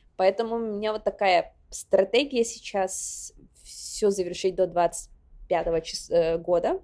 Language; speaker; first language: Russian; non-native, local second language; Yakut